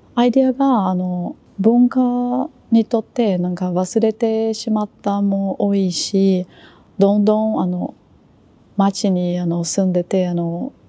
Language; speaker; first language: Japanese; non-native, learner; Portuguese